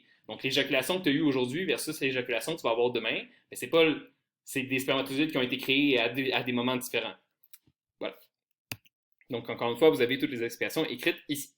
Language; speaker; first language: French; native; French